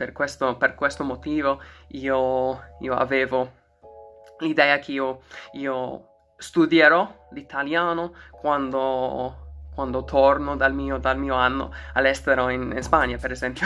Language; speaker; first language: Italian; non-native, learner; English